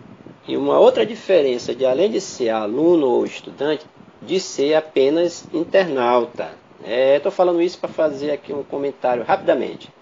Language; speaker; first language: Portuguese; native; Portuguese